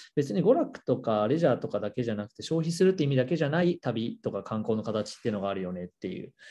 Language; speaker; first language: Japanese; native; Japanese